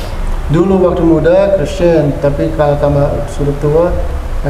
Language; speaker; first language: Indonesian; non-native, learner; English